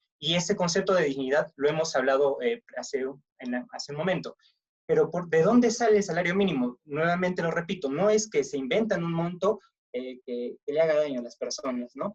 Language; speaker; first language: Spanish; native; Spanish